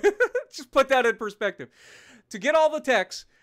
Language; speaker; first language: English; native; English